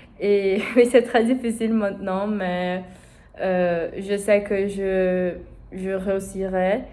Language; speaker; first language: French; non-native, learner; Portuguese